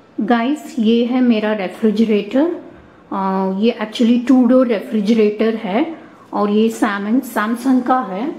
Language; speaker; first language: Hindi; non-native, local second language; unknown